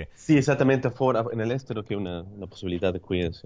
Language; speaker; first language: Italian; non-native, learner; Spanish